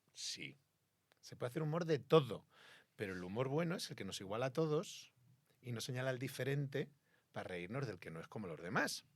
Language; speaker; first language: Spanish; native; Spanish